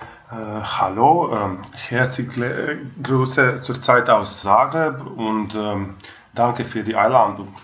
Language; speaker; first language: German; non-native, fluent; Croatian